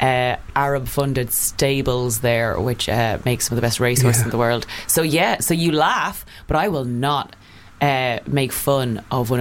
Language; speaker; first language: English; native; English